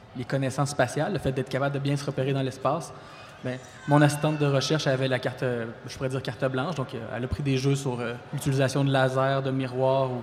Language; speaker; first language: French; native; French